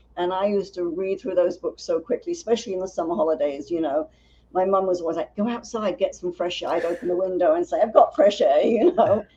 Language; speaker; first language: English; native; English